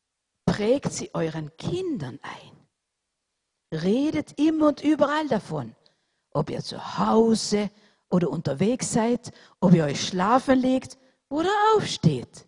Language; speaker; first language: German; non-native, fluent; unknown